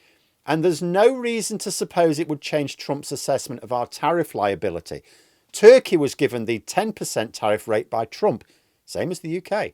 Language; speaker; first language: English; native; English